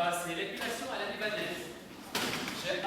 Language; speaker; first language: French; non-native, local second language; Arabic